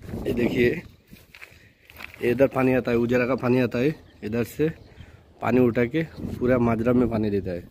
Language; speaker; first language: Hindi; non-native, learner; Bangla